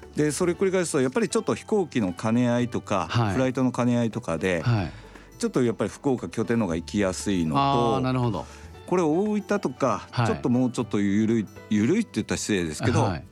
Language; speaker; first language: Japanese; native; Japanese